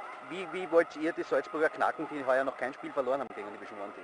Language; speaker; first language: German; native; German